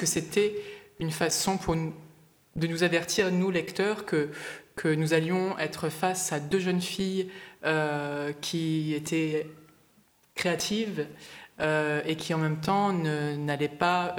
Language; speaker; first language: French; native; French